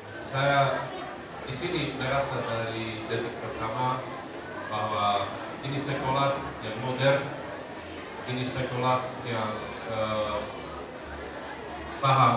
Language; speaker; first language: Indonesian; non-native, fluent; Slovak